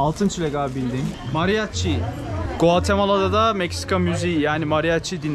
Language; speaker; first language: Turkish; native; Turkish